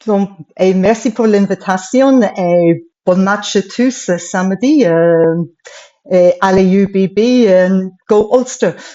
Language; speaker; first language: French; non-native, fluent; English